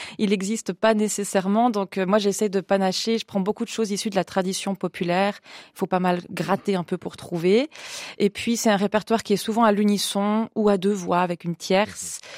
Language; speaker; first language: French; native; French